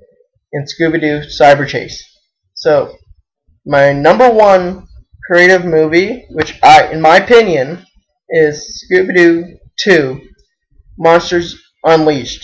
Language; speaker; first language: English; native; English